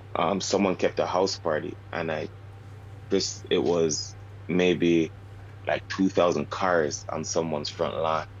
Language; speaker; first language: English; native; English